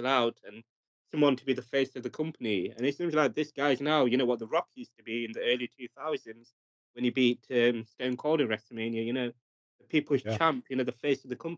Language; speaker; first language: English; native; English